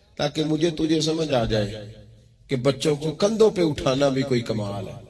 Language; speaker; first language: Urdu; non-native, local second language; Punjabi